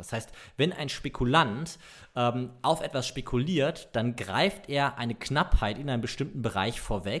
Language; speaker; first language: German; native; German